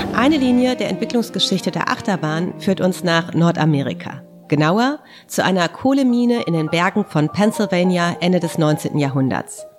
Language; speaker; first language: German; native; German